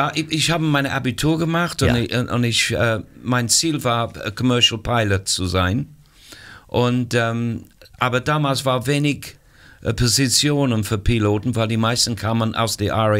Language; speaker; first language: German; non-native, fluent; English